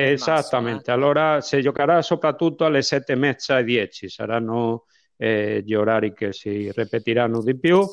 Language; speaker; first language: Italian; non-native, fluent; Spanish